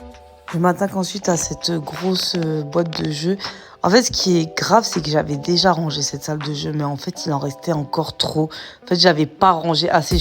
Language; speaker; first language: French; native; French